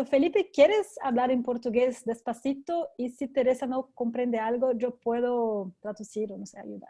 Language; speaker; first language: Spanish; non-native, fluent; Portuguese